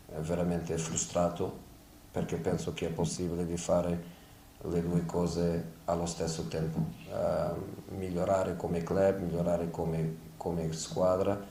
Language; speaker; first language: Italian; non-native, fluent; Portuguese